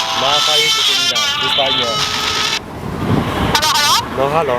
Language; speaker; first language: Polish; native; Polish